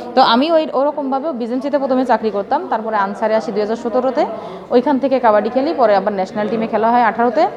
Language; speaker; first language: Bangla; native; Bangla